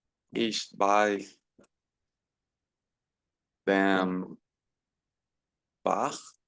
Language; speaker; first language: German; non-native, learner; Portuguese